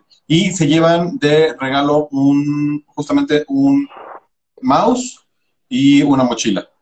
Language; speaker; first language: Spanish; native; Spanish